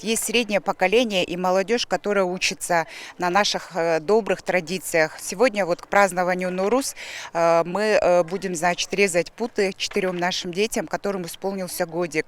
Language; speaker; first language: Russian; non-native, local second language; Kyrgyz